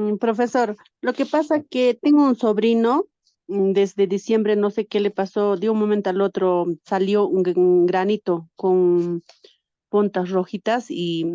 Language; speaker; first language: Spanish; native; Spanish